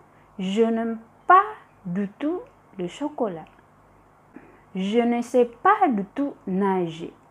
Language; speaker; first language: French; non-native, fluent; Indonesian